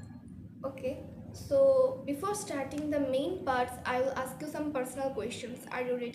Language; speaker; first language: English; non-native, fluent; Bangla